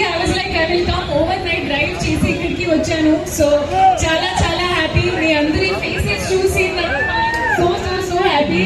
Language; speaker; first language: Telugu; non-native, learner; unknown